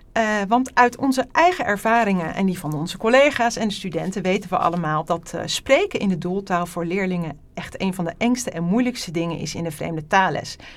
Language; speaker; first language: Dutch; native; Dutch